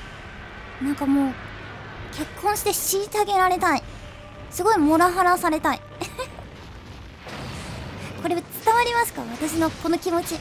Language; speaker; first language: Japanese; native; Japanese